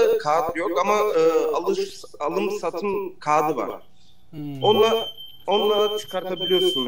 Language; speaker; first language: Turkish; early bilingual, heritage; Turkish